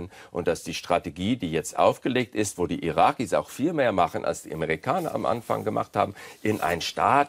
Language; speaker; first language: German; non-native, fluent; English